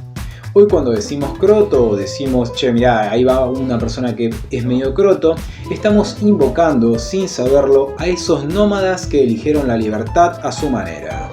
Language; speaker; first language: Spanish; native; Spanish